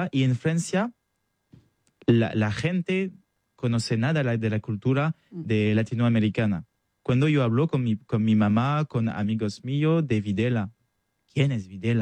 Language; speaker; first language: Spanish; non-native, learner; French